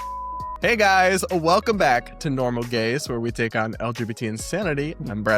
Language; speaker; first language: English; native; English